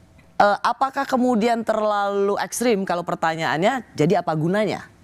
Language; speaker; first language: Indonesian; native; Indonesian